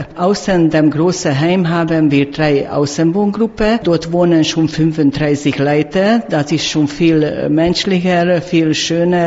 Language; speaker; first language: German; non-native, learner; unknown